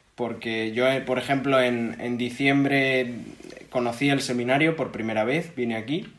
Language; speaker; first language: Spanish; native; Spanish